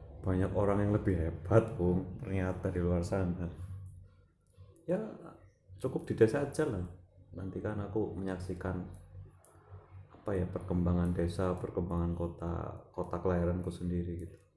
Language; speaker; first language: Indonesian; non-native, local second language; Javanese